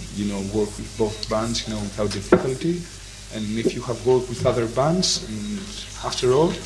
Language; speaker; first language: English; non-native, fluent; Greek